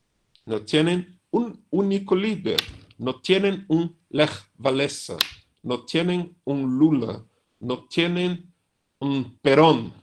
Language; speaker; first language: Spanish; non-native, fluent; Portuguese